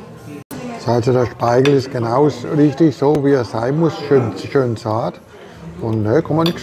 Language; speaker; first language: German; native; German